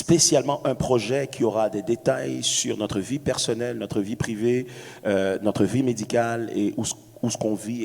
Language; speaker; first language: French; native; French